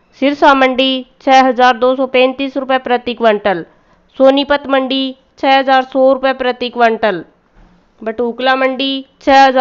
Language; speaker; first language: Hindi; native; Hindi